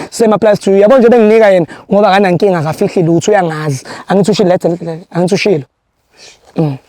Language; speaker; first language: Zulu; native; Zulu